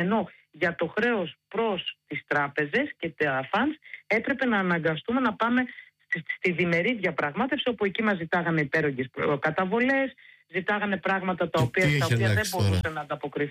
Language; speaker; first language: Greek; native; Greek